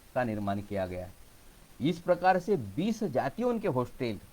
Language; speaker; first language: Hindi; non-native, local second language; Marathi